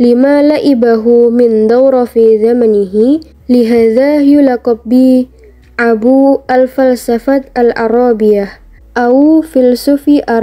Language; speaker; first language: Arabic; non-native, learner; Indonesian